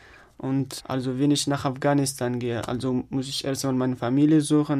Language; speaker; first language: German; non-native, fluent; Pashto